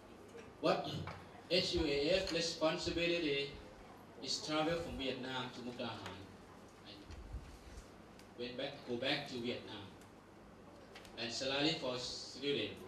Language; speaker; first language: English; non-native, learner; Thai